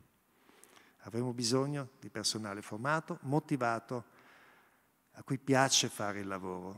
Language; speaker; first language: Italian; non-native, local second language; German